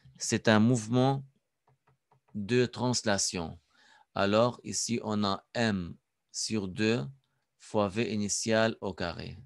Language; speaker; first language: French; non-native, local second language; Arabic